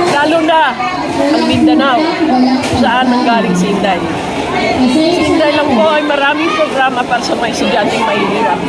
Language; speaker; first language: Filipino; native; Filipino